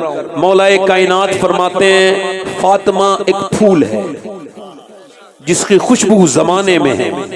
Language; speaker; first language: Urdu; native; Urdu